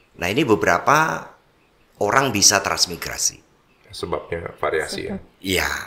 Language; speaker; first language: Indonesian; non-native, local second language; Javanese